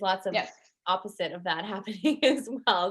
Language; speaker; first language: English; native; English